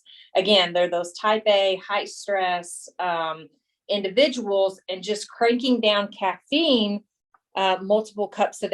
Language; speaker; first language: English; native; English